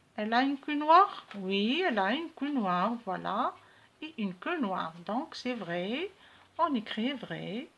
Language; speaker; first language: French; non-native, local second language; Arabic